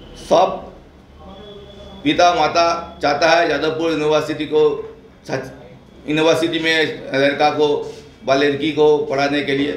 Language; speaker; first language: Hindi; non-native, local second language; Bangla